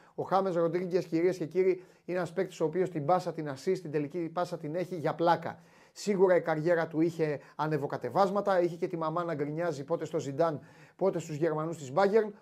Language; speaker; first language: Greek; native; Greek